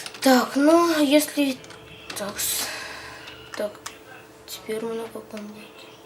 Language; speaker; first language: Russian; native; Russian